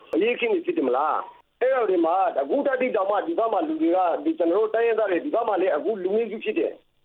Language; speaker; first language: Burmese; native; Burmese